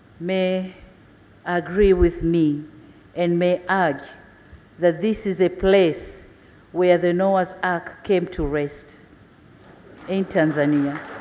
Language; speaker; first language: English; non-native, local second language; Swahili